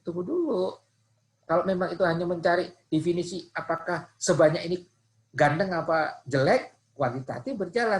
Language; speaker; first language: Indonesian; non-native, local second language; Javanese